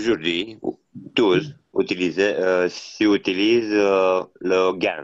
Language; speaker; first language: French; non-native, learner; Italian